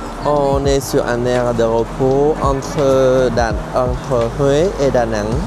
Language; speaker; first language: French; non-native, fluent; Vietnamese